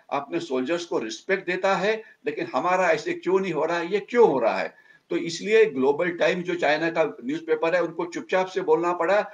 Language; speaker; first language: Hindi; non-native, local second language; Marathi